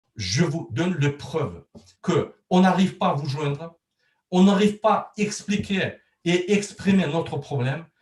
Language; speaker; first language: French; non-native, learner; Turkmen